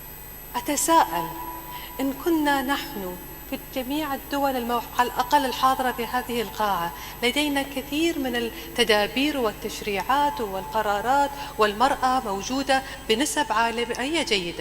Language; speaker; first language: Arabic; native; Arabic